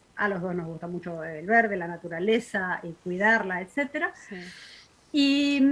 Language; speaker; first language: Spanish; native; Spanish